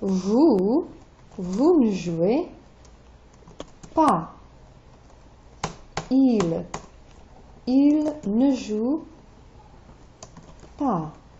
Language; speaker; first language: French; non-native, fluent; English